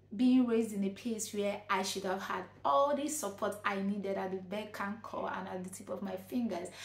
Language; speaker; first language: English; non-native, local second language; Igbo